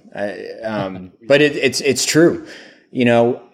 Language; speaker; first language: English; native; English